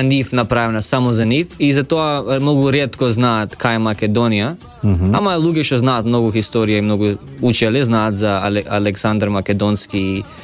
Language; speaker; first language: Macedonian; early bilingual, heritage; Macedonian